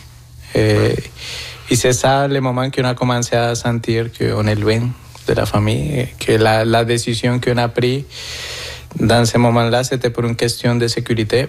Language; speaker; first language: French; non-native, fluent; Spanish